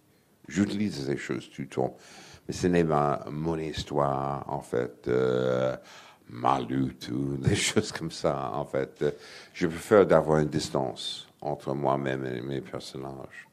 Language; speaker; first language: French; non-native, fluent; English